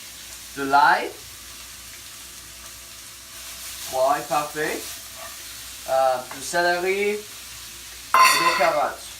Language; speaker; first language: French; non-native, learner; English